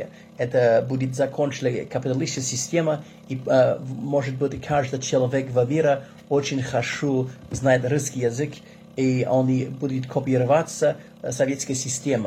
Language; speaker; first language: Russian; non-native, learner; English